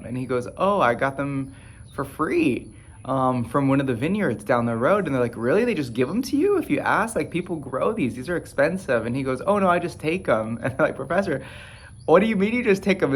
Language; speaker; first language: English; native; English